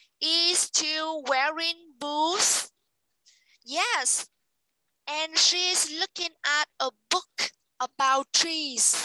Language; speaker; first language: English; non-native, fluent; Vietnamese